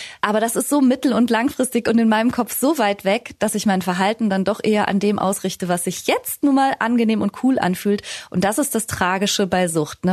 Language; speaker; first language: German; native; German